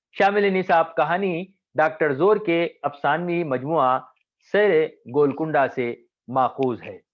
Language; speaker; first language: Urdu; native; Urdu